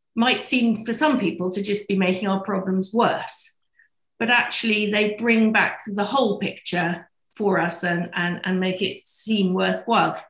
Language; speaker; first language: English; native; English